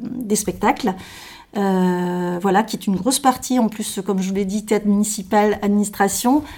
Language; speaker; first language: French; native; French